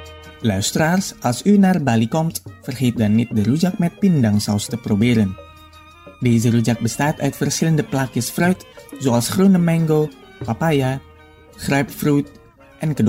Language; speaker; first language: Dutch; non-native, fluent; Indonesian